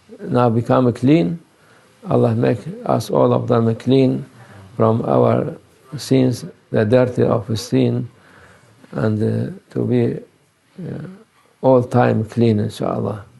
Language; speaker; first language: English; non-native, learner; Turkish